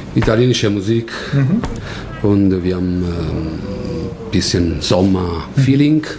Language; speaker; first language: German; non-native, learner; Italian